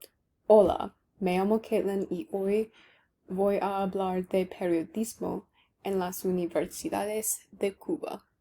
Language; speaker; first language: Spanish; non-native, learner; English